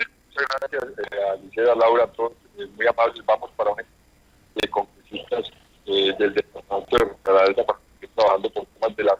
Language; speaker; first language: Spanish; native; Spanish